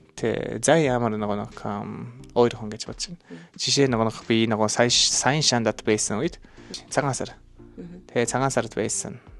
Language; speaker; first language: Mongolian; non-native, learner; Japanese